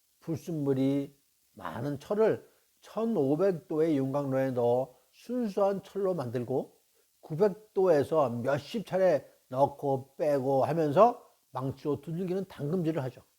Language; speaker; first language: Korean; native; Korean